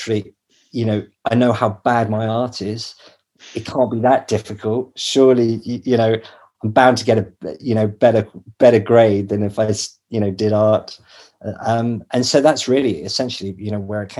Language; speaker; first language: English; native; English